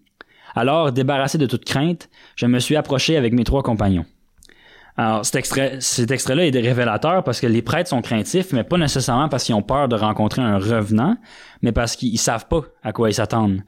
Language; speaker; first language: French; native; French